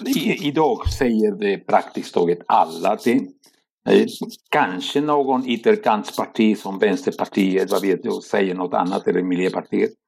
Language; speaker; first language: Swedish; non-native, fluent; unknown